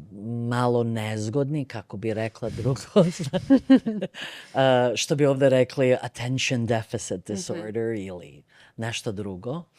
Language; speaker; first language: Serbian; early bilingual, other home language; Bosnian